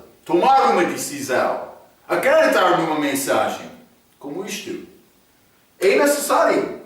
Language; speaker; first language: Portuguese; non-native, fluent; English